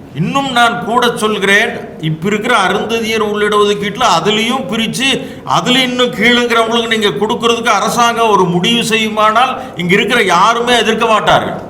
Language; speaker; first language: Tamil; native; Tamil